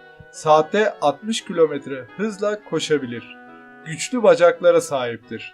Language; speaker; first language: Turkish; native; Turkish